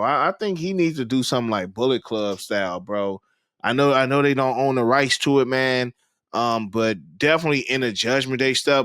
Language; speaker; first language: English; native; English